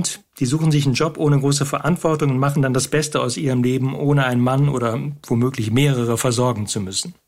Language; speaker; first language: German; native; German